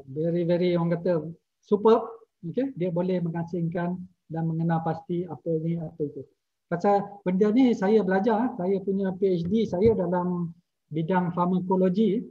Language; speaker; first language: Malay; native; Malay